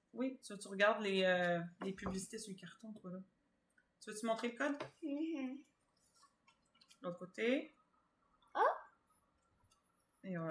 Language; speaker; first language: French; native; French